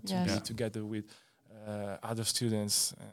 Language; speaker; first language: English; non-native, learner; Italian